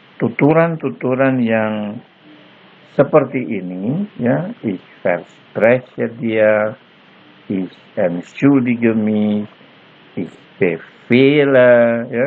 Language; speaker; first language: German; non-native, fluent; Indonesian